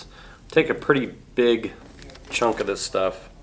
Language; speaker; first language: English; native; English